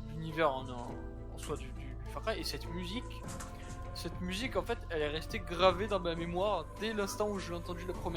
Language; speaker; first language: French; native; French